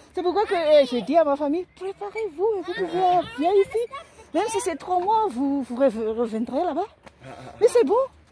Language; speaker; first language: French; non-native, local second language; Malagasy